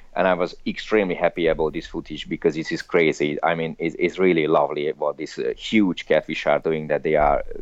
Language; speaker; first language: English; non-native, fluent; Hungarian